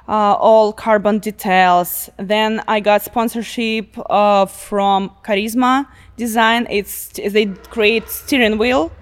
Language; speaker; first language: English; non-native, learner; Russian